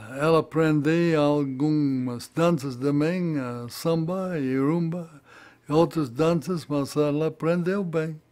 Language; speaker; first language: Portuguese; non-native, fluent; English